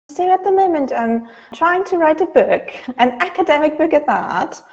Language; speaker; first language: English; non-native, fluent; German